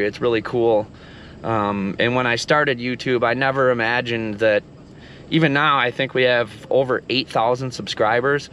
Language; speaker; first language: English; native; English